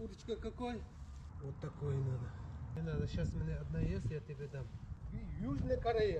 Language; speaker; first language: Russian; non-native, learner; Uzbek